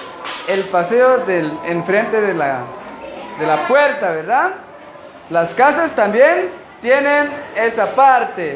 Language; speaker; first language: Spanish; non-native, local second language; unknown